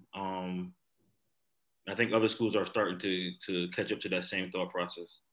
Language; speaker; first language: English; native; English